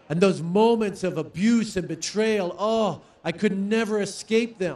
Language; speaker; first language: English; native; English